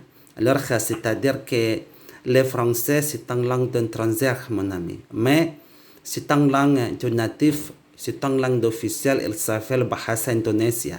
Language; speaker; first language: French; non-native, learner; Indonesian